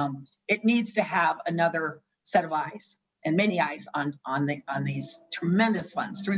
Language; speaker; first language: English; native; English